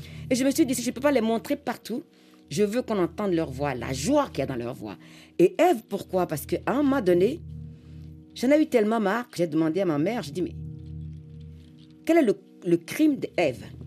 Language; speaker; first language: French; non-native, local second language; Fon